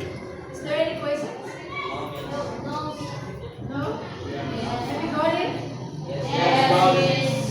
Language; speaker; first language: English; non-native, learner; Indonesian